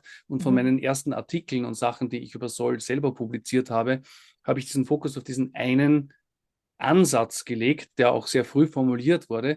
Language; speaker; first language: German; native; German